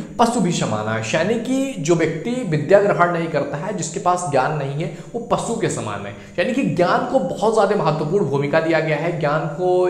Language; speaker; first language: Hindi; native; Hindi